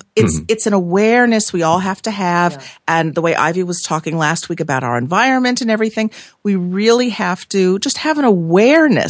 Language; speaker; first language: English; native; English